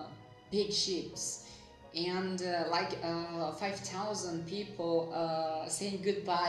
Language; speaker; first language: English; non-native, fluent; Portuguese